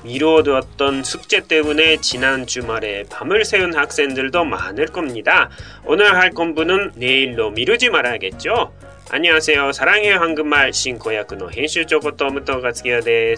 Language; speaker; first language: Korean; non-native, fluent; Japanese